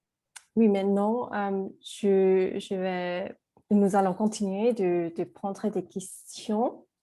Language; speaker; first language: French; non-native, fluent; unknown